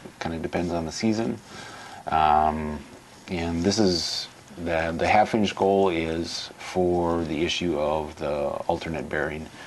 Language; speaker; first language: English; native; English